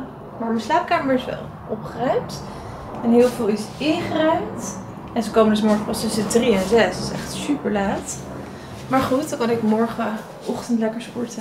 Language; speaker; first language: Dutch; native; Dutch